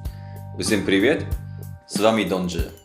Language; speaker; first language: Russian; non-native, fluent; Chinese